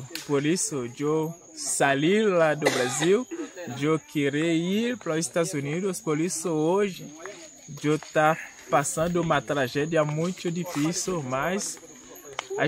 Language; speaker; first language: Portuguese; non-native, learner; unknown